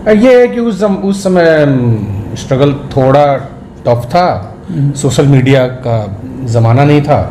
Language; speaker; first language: Hindi; native; Hindi